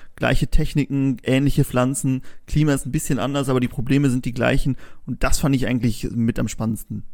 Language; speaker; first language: German; native; German